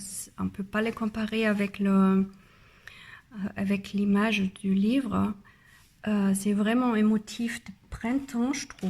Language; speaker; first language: French; non-native, learner; German